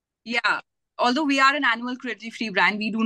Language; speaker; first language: English; non-native, local second language; Hindi